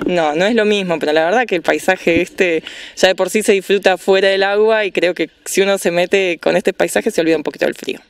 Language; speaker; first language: Spanish; native; Spanish